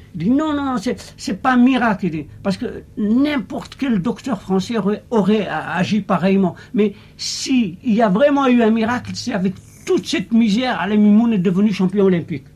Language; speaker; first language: French; non-native, local second language; Arabic